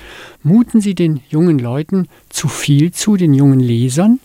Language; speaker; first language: German; native; German